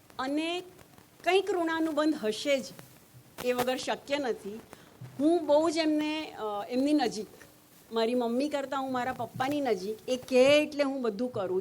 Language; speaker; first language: Gujarati; native; Gujarati